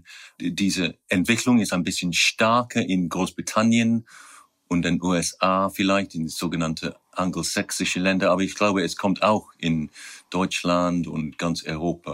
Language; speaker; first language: German; non-native, fluent; English